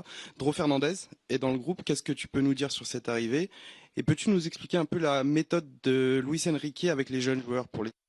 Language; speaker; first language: French; native; French